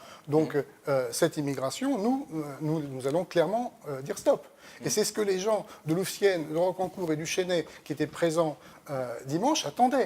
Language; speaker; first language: French; native; French